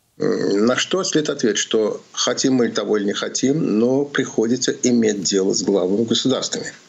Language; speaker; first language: Russian; non-native, local second language; Azerbaijani